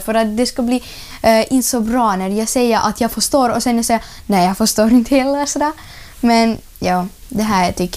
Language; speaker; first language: Swedish; non-native, learner; Ukrainian